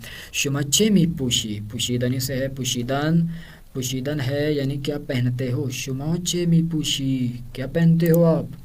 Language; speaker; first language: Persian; non-native, fluent; Urdu